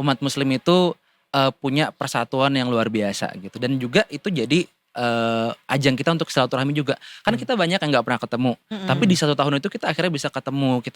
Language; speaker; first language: Indonesian; native; Indonesian